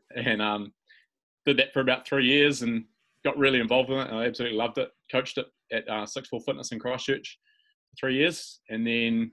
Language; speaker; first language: English; native; English